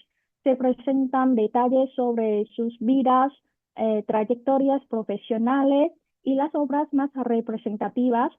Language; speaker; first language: Spanish; non-native, fluent; Vietnamese